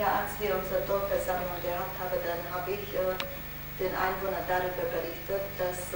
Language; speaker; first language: German; non-native, local second language; Hungarian